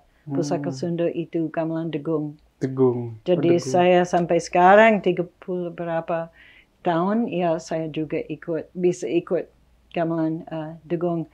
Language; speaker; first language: Indonesian; non-native, fluent; English